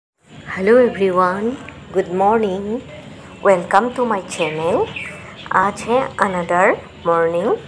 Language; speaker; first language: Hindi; non-native, local second language; Assamese